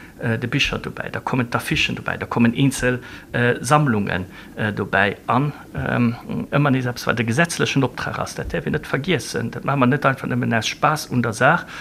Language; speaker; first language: Luxembourgish; native; Luxembourgish